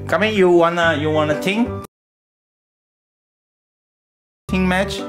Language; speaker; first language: English; non-native, learner; Thai